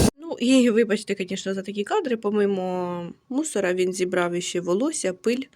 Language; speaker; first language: Ukrainian; non-native, local second language; Russian